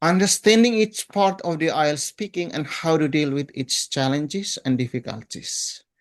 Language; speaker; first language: English; non-native, fluent; Indonesian